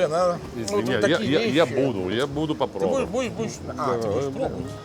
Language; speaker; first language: Russian; non-native, learner; Italian